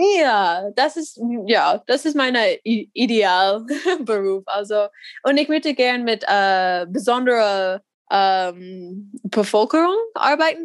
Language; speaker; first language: German; non-native, learner; English